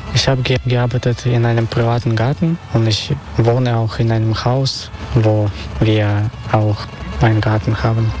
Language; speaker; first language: German; non-native, fluent; Russian